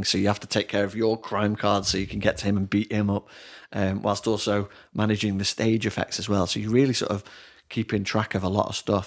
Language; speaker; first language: English; native; English